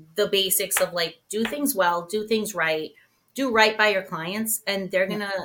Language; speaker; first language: English; native; English